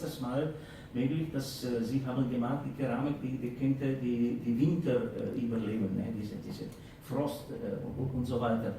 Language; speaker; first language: German; non-native, fluent; Slovenian